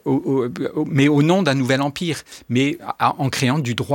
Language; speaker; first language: French; native; French